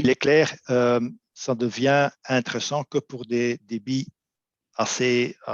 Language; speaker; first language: French; non-native, local second language; Dutch